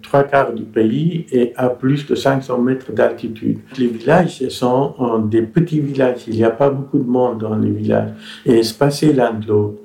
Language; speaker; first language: French; non-native, fluent; Persian